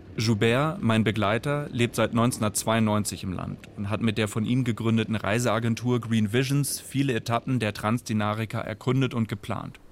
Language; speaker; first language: German; native; German